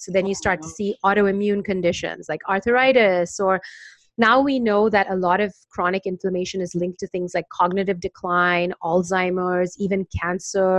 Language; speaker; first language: English; non-native, local second language; Hindi